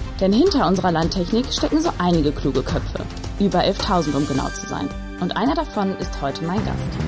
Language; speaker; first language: German; native; German